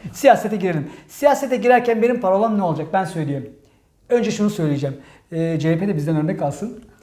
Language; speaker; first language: Turkish; early bilingual, heritage; Turkish